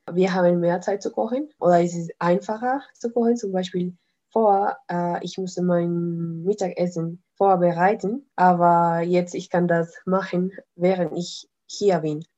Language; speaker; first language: German; non-native, learner; Spanish